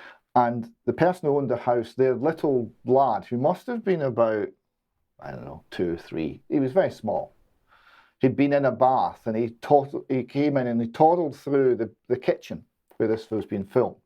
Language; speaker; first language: English; native; English